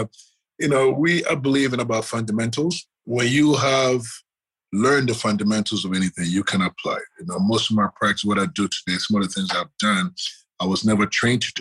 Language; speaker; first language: English; non-native, local second language; Akan